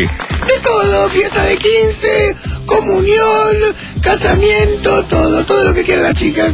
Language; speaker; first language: Spanish; native; Spanish